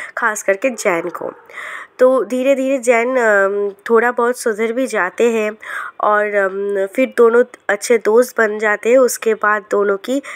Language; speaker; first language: Hindi; non-native, local second language; Bangla